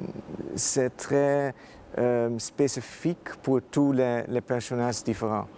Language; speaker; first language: French; non-native, fluent; Dutch